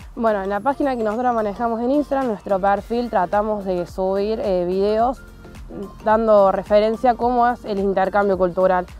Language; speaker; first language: Spanish; native; Spanish